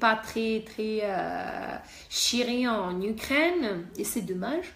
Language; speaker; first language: French; non-native, fluent; Russian